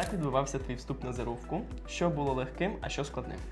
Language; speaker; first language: Ukrainian; native; Ukrainian